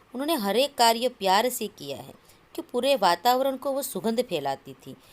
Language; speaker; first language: Hindi; non-native, local second language; Gujarati